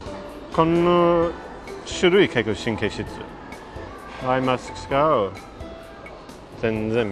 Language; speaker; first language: Japanese; non-native, learner; English